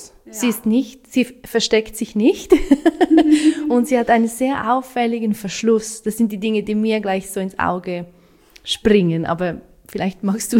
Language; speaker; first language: German; native; German